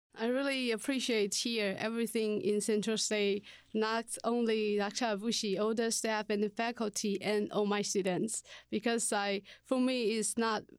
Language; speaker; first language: English; non-native, learner; Chinese